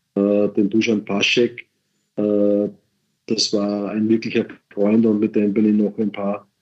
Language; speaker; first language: German; native; German